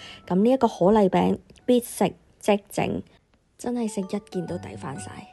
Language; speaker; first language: Cantonese; native; Cantonese